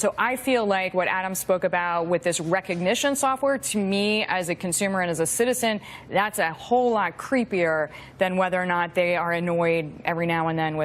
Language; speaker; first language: English; native; English